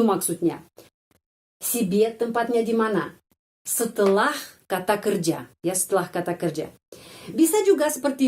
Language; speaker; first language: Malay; non-native, fluent; Russian